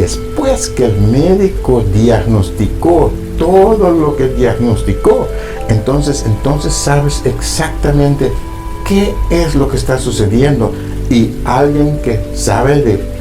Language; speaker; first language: Spanish; non-native, fluent; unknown